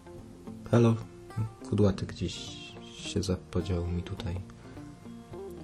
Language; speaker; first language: Polish; native; Polish